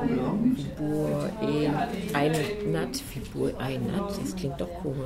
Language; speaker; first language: Norwegian; non-native, learner; German